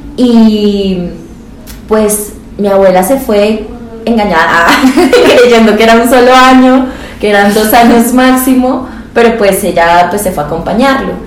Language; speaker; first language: Spanish; native; Spanish